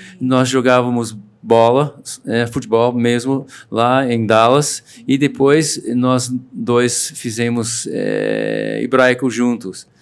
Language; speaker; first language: Portuguese; non-native, fluent; English